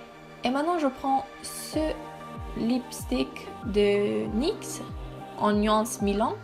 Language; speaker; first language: French; non-native, fluent; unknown